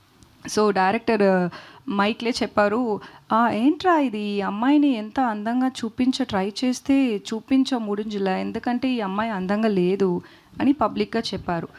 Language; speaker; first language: Telugu; non-native, learner; Tamil